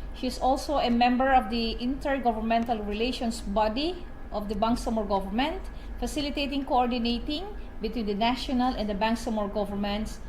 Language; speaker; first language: English; non-native, local second language; Maguindanaon